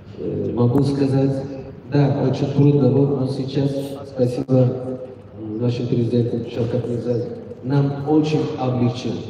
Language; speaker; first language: Russian; non-native, learner; Turkish